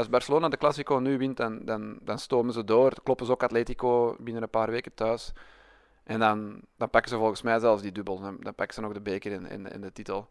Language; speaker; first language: Dutch; native; Dutch